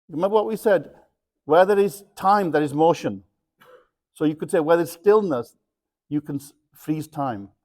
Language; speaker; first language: English; early bilingual, other home language; Punjabi